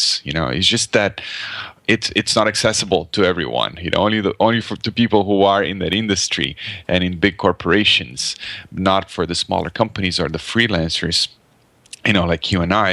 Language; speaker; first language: English; non-native, fluent; Portuguese